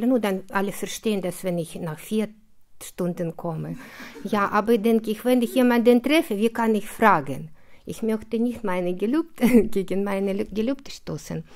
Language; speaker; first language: German; non-native, fluent; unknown